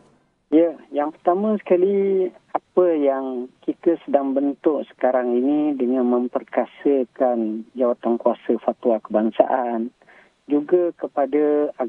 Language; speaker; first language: Malay; native; Malay